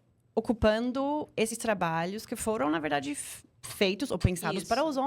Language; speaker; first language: Portuguese; non-native, fluent; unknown